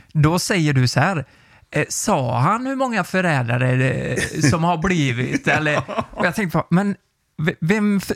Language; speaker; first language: Swedish; native; Swedish